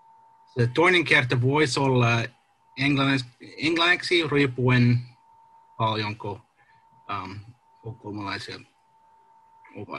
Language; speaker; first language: Finnish; non-native, learner; English